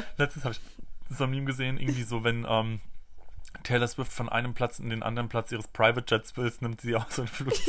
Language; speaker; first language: German; native; German